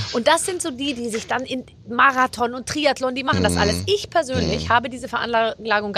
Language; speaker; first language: German; native; German